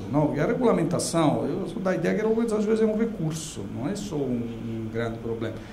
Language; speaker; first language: Portuguese; non-native, fluent; Italian